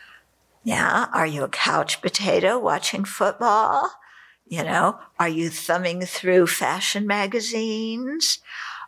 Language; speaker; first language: English; native; English